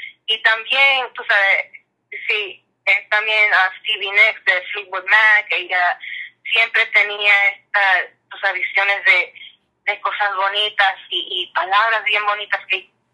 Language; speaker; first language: Spanish; early bilingual, heritage; English